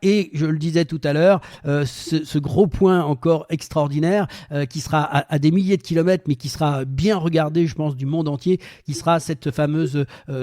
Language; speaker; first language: French; native; French